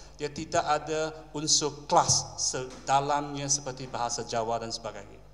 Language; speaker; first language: Malay; non-native, local second language; Chinese